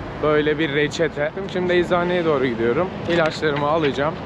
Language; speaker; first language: Turkish; native; Turkish